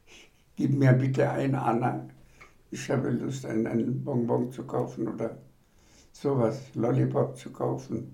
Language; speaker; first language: German; non-native, fluent; Bangla